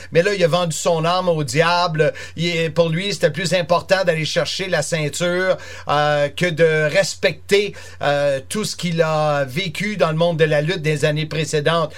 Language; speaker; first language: French; native; French